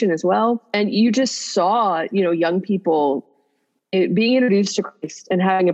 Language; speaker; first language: English; native; English